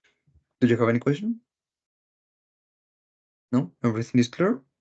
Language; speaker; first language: English; non-native, fluent; Spanish